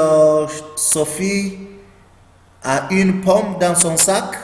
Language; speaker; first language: French; non-native, fluent; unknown